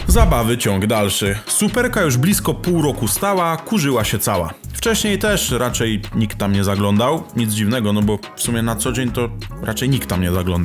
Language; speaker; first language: Polish; native; Polish